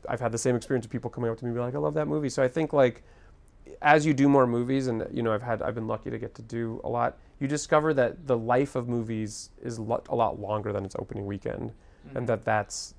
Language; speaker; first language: English; native; English